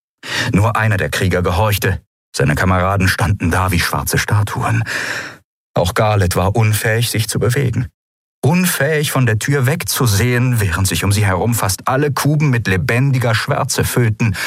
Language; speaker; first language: German; native; German